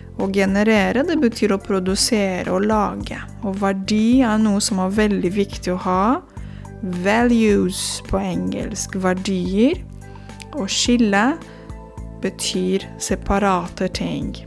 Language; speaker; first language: Norwegian; non-native, fluent; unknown